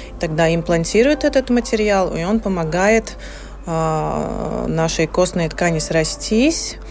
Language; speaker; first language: Russian; non-native, local second language; Latvian